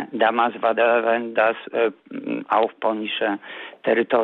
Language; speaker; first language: German; non-native, fluent; Polish